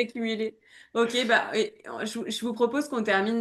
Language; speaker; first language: French; native; French